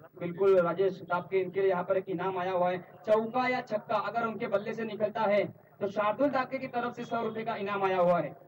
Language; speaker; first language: Hindi; non-native, local second language; Marathi